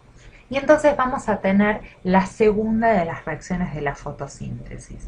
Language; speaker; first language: Spanish; native; Spanish